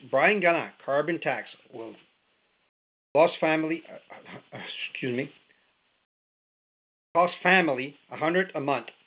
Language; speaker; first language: English; non-native, fluent; French